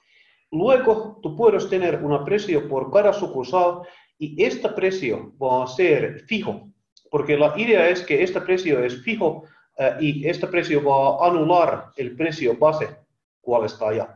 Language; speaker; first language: Spanish; non-native, learner; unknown